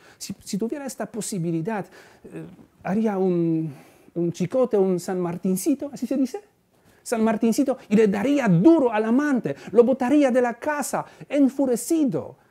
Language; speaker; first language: Spanish; non-native, fluent; Polish